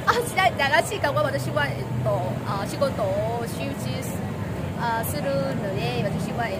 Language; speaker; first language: Japanese; non-native, learner; Vietnamese